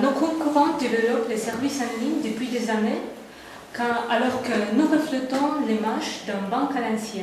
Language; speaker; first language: French; non-native, learner; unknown